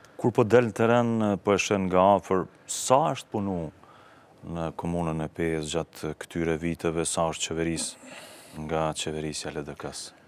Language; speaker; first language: Albanian; native; Albanian